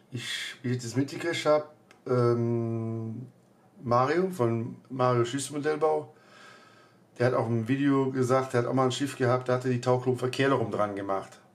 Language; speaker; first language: German; native; German